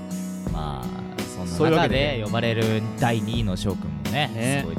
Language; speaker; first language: Japanese; native; Japanese